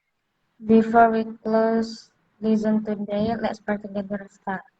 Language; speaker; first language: English; non-native, learner; Indonesian